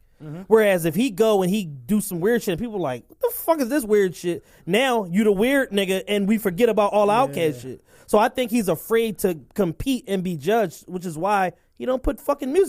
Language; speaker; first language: English; native; English